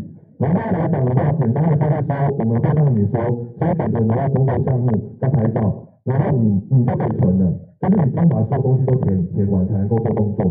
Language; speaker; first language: Chinese; native; Chinese